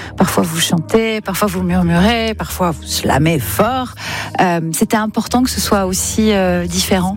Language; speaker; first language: French; native; French